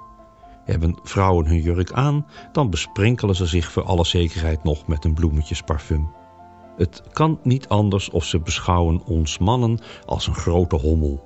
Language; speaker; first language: Dutch; native; Dutch